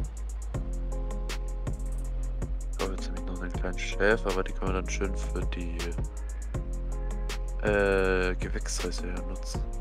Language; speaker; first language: German; native; German